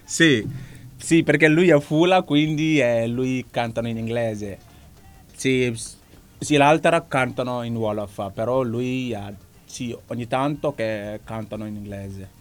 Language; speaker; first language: Italian; non-native, learner; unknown